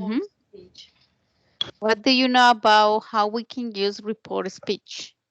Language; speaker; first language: English; non-native, fluent; Spanish